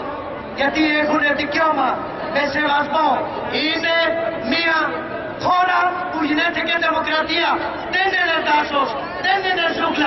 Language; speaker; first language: Greek; non-native, fluent; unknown